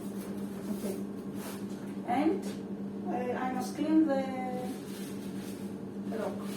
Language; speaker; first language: English; non-native, learner; Greek